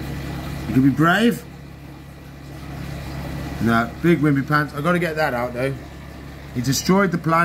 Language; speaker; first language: English; native; English